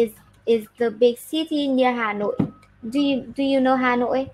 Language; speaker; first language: English; non-native, learner; Vietnamese